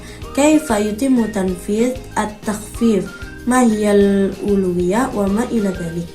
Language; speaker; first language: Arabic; non-native, learner; Indonesian